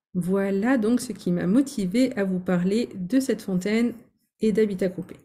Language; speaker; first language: French; native; French